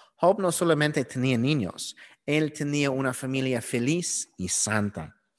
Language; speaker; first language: Spanish; non-native, learner; English